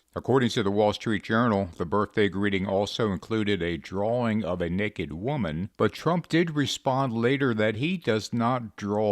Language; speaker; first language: English; native; English